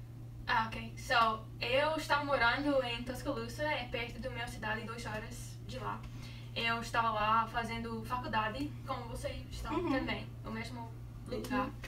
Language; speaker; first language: Portuguese; non-native, learner; English